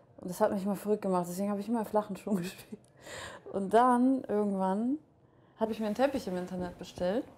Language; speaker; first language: German; early bilingual, other home language; Russian